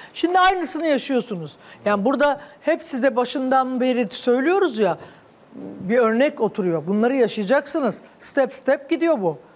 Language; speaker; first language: Turkish; native; Turkish